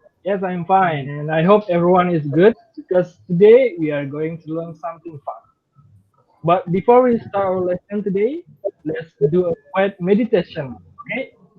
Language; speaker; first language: English; non-native, fluent; Indonesian